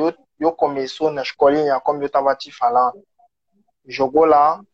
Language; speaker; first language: Portuguese; non-native, learner; French